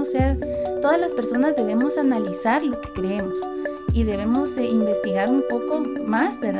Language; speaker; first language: Spanish; native; Spanish